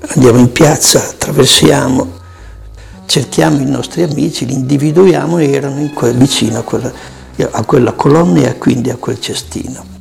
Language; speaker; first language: Italian; non-native, fluent; Albanian